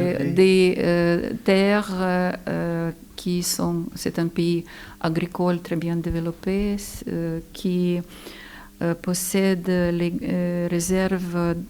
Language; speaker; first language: French; non-native, fluent; Ukrainian